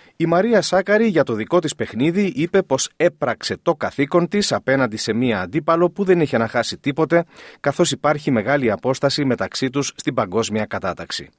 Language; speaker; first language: Greek; native; Greek